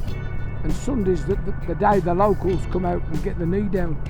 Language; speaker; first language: English; native; English